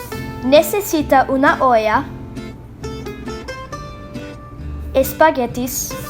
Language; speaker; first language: Spanish; non-native, learner; English